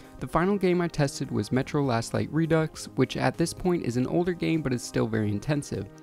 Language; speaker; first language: English; native; English